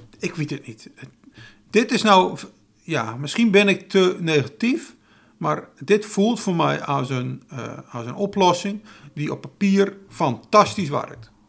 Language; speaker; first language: Dutch; native; Dutch